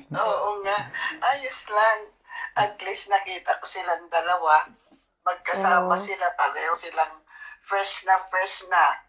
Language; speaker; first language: Filipino; native; Filipino